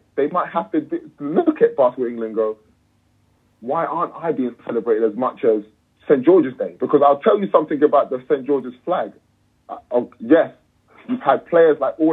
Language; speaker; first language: English; native; English